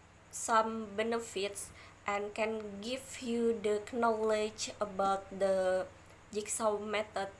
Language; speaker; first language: English; non-native, learner; Indonesian